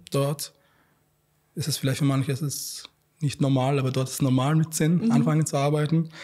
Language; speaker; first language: German; non-native, fluent; Arabic